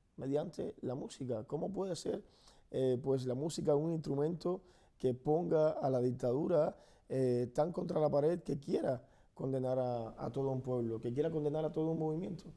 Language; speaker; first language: Spanish; native; Spanish